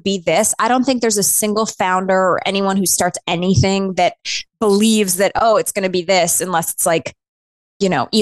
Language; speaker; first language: English; native; English